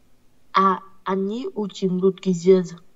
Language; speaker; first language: Russian; non-native, learner; Vietnamese